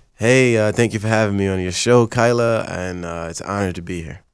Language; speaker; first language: English; non-native, fluent; Haitian Creole